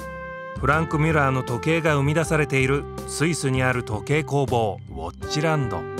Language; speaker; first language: Japanese; native; Japanese